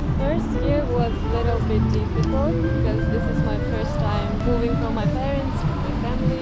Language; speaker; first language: English; non-native, fluent; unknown